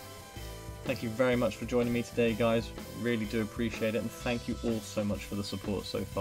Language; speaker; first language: English; native; English